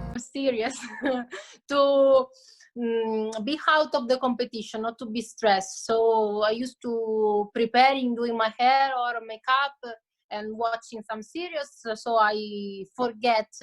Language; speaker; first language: English; non-native, fluent; Italian